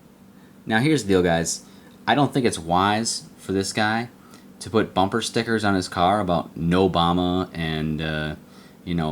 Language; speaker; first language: English; native; English